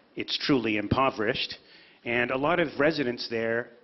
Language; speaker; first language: English; native; English